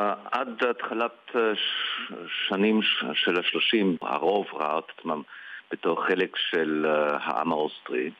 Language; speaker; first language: Hebrew; early bilingual, heritage; Hebrew